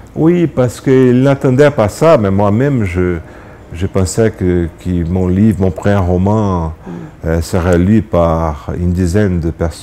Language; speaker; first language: French; non-native, fluent; Portuguese